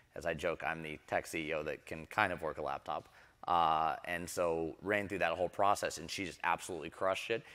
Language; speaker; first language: English; native; English